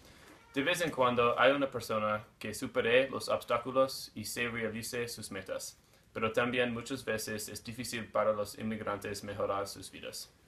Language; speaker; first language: Spanish; non-native, learner; English